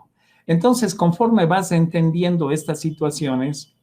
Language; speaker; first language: Spanish; native; Spanish